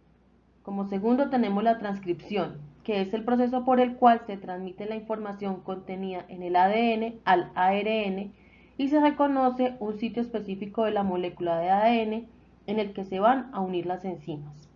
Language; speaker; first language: Spanish; native; Spanish